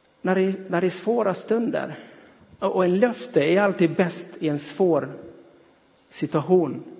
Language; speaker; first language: Swedish; non-native, fluent; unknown